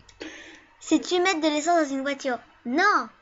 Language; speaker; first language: French; early bilingual, other home language; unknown